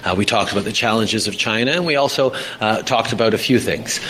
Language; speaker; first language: English; native; English